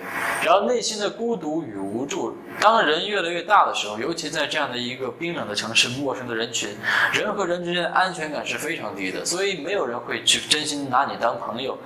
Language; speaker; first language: Chinese; native; Chinese